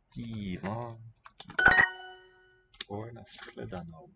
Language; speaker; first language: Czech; non-native, learner; English